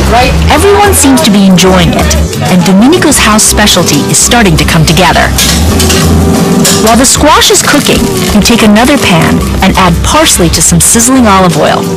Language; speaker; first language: English; early bilingual, other home language; Italian